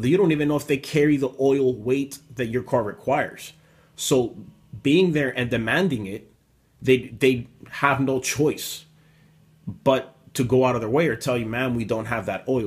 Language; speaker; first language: English; native; English